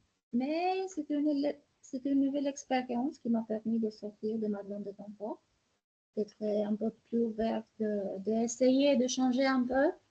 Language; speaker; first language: French; non-native, fluent; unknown